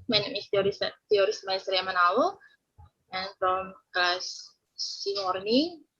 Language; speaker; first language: English; non-native, learner; Indonesian